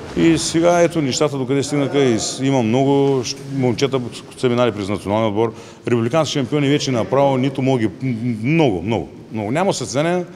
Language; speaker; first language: Bulgarian; native; Bulgarian